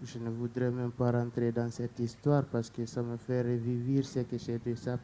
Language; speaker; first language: French; non-native, learner; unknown